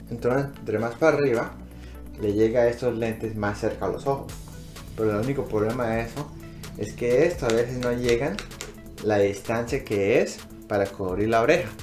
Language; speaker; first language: Spanish; early bilingual, heritage; English